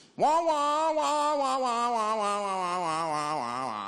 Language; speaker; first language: English; native; English